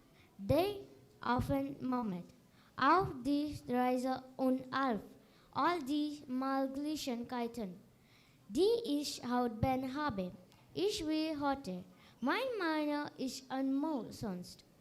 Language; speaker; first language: German; non-native, learner; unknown